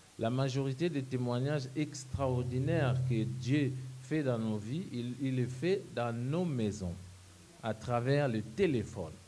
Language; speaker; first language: French; non-native, local second language; Lingala